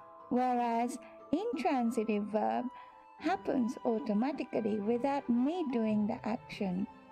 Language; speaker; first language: English; non-native, fluent; Japanese